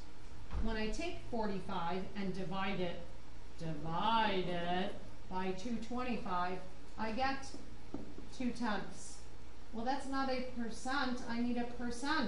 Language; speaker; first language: English; native; English